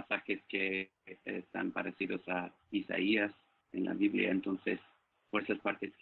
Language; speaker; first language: Spanish; non-native, fluent; English